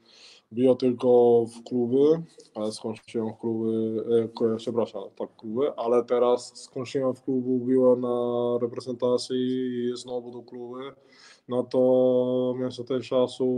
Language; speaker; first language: Polish; non-native, learner; Spanish